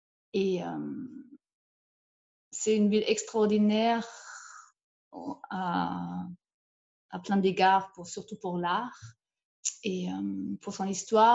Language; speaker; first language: French; non-native, fluent; German